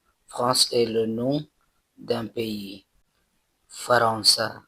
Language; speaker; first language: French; non-native, fluent; Persian